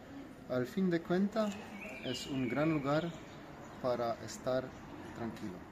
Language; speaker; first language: Spanish; non-native, learner; Slovenian